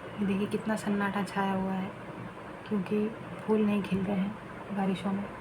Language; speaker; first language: Hindi; non-native, local second language; Bangla